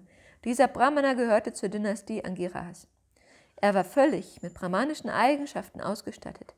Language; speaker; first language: German; native; German